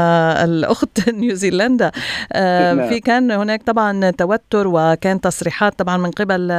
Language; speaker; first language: Arabic; native; Arabic